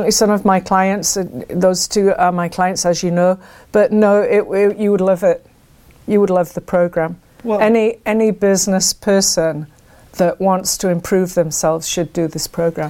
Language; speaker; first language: English; native; English